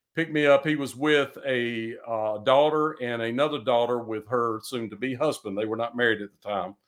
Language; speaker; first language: English; native; English